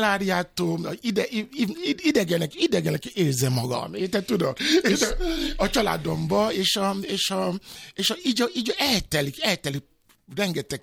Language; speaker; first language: Hungarian; non-native, fluent; Yoruba